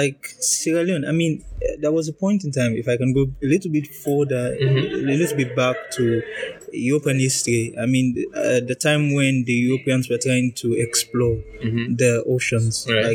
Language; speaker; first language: English; non-native, local second language; Krio